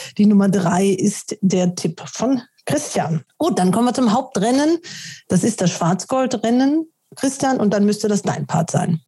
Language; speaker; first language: German; native; German